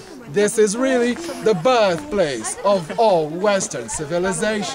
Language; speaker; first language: English; non-native, learner; Portuguese